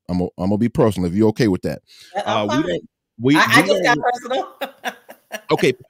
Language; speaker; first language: English; native; English